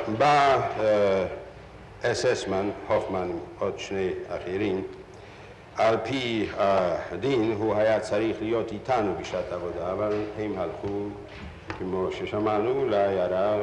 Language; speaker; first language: Hebrew; non-native, fluent; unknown